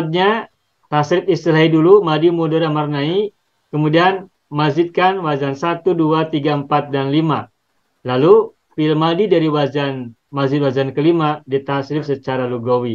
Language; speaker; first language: Indonesian; native; Indonesian